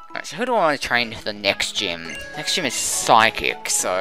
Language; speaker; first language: English; native; English